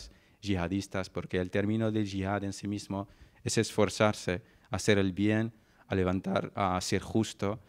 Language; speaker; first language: Spanish; non-native, fluent; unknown